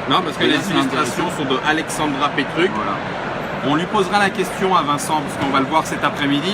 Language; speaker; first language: French; native; French